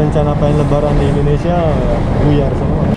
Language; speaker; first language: Indonesian; native; Indonesian